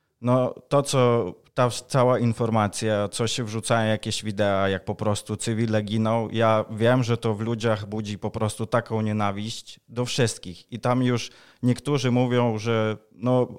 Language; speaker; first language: Polish; non-native, fluent; Ukrainian